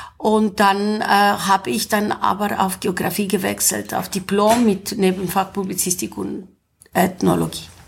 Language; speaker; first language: German; non-native, fluent; Greek